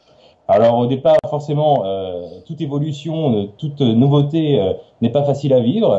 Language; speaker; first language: French; native; French